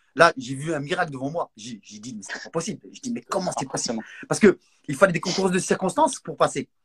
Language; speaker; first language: French; non-native, local second language; Arabic